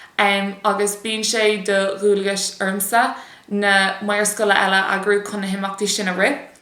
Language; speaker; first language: Irish; non-native, local second language; English